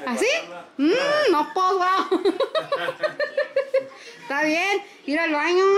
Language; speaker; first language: Spanish; early bilingual, heritage; Spanish